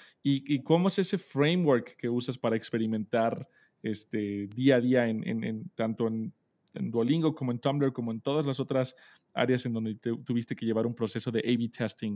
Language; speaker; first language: Spanish; native; Spanish